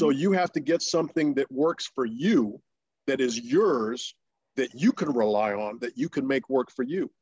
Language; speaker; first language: English; non-native, fluent; Russian